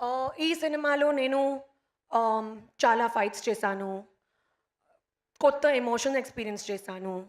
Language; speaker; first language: Telugu; non-native, local second language; Hindi